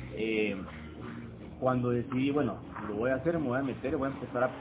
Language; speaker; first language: Spanish; native; Spanish